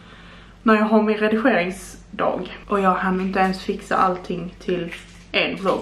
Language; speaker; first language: Swedish; native; Swedish